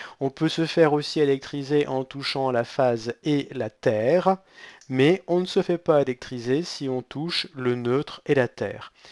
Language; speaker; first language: French; native; French